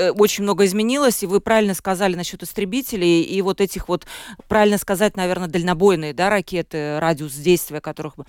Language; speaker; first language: Russian; native; Russian